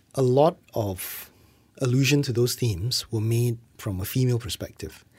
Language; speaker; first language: English; non-native, local second language; Malay